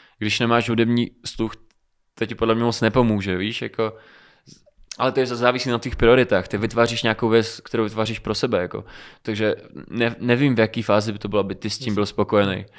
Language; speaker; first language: Czech; early bilingual, other home language; Romanian